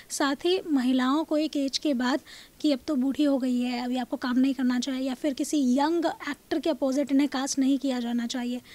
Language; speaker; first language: Hindi; native; Hindi